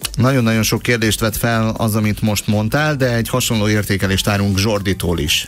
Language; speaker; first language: Hungarian; native; Hungarian